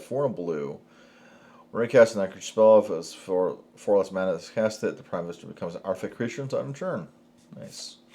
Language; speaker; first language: English; native; English